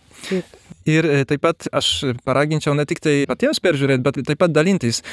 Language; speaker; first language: Lithuanian; native; Lithuanian